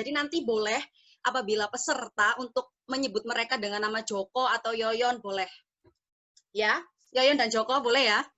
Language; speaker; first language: Indonesian; native; Indonesian